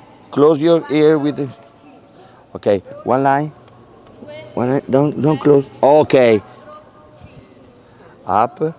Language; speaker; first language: English; non-native, learner; Italian